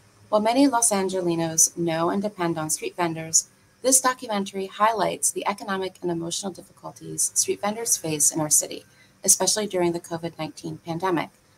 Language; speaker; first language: English; native; English